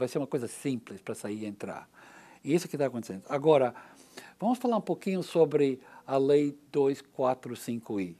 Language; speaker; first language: Portuguese; non-native, learner; English